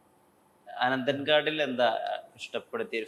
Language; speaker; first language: Malayalam; native; Malayalam